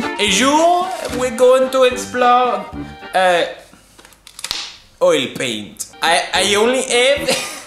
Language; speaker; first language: English; non-native, fluent; Swedish